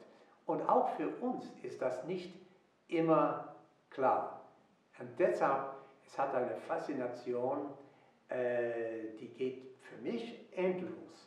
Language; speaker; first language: German; non-native, fluent; English